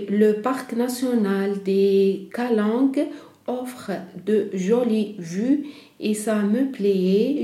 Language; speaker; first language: French; non-native, learner; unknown